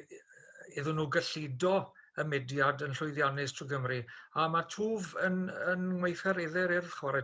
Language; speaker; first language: Welsh; native; Welsh